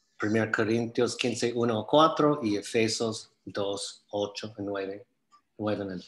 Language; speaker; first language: Spanish; non-native, fluent; English